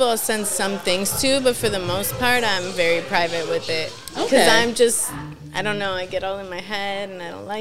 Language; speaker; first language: English; early bilingual, other home language; Spanish